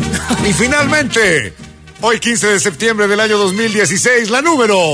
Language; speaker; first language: Spanish; native; Spanish